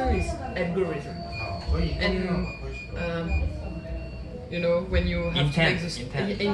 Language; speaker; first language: English; non-native, fluent; French